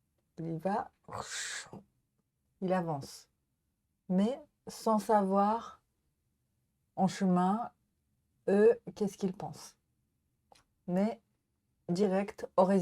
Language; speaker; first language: French; non-native, learner; Japanese